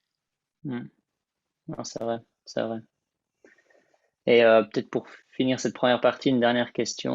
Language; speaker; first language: French; native; French